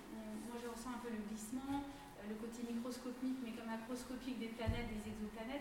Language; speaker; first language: French; native; French